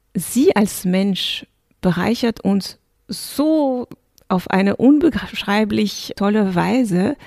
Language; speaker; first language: German; non-native, fluent; French